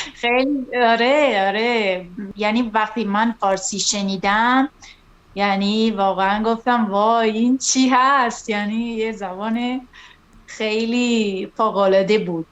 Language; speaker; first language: Persian; non-native, fluent; Italian